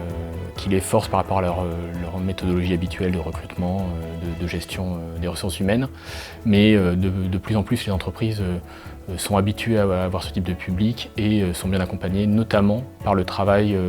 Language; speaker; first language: French; native; French